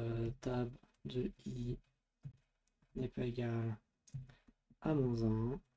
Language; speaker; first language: French; native; French